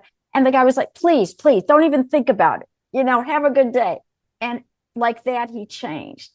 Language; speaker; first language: English; native; English